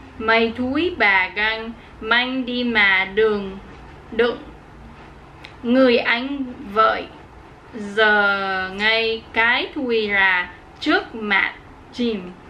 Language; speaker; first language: Vietnamese; non-native, learner; English